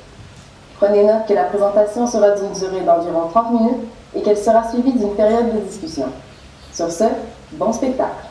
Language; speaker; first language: French; native; French